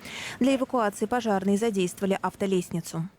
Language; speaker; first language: Russian; native; Russian